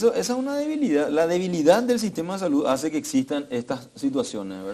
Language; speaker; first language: Spanish; native; Spanish